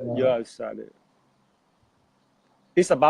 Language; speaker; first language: English; non-native, fluent; Thai